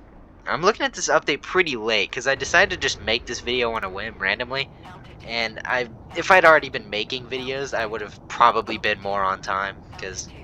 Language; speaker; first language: English; native; English